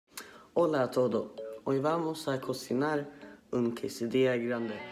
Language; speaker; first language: Spanish; non-native, learner; Swedish